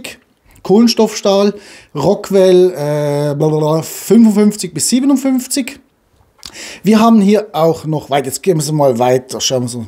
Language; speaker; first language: German; native; German